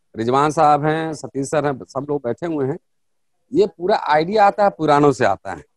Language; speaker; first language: Hindi; native; Hindi